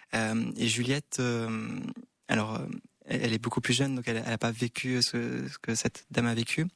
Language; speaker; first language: French; native; French